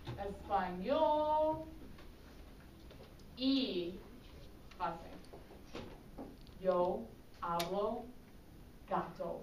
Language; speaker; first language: Spanish; non-native, fluent; English